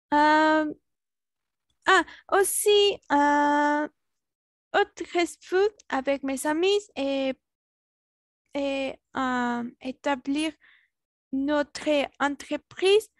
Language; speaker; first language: French; non-native, learner; Spanish